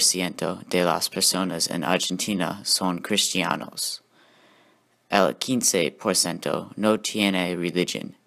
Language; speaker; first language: Spanish; non-native, learner; English